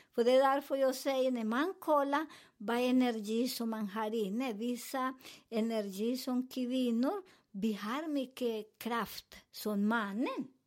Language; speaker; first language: Swedish; non-native, fluent; Spanish